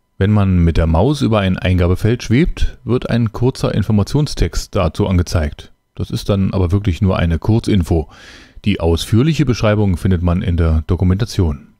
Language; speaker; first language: German; native; German